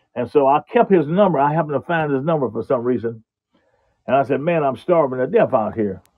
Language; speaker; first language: English; native; English